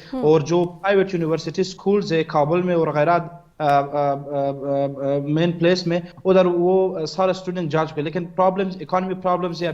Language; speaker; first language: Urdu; non-native, fluent; Persian